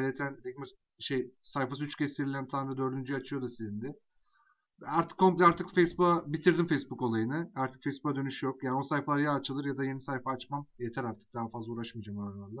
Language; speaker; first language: Turkish; native; Turkish